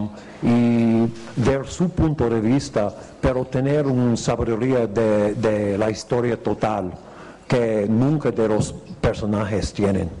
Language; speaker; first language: Spanish; non-native, fluent; English